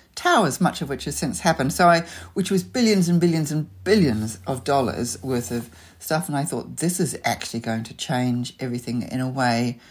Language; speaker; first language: English; native; English